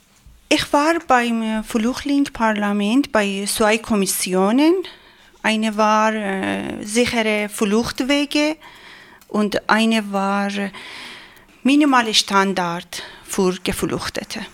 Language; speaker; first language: German; non-native, learner; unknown